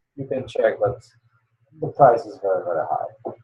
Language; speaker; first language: English; non-native, learner; Polish